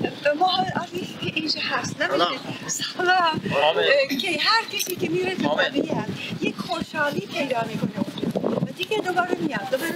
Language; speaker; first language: Persian; non-native, learner; Finnish